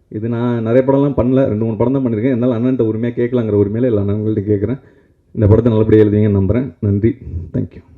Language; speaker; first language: Tamil; native; Tamil